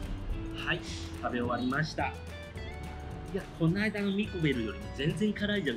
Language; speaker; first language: Japanese; native; Japanese